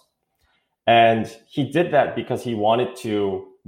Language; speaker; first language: English; non-native, fluent; Korean